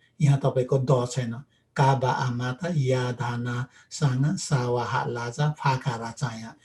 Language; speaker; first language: Nepali; non-native, local second language; Limbu